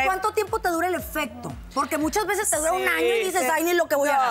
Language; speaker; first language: Spanish; native; Spanish